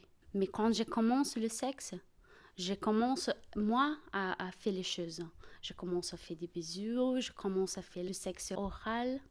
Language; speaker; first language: French; non-native, fluent; Portuguese